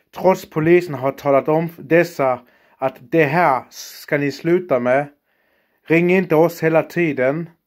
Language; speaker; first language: Swedish; native; Swedish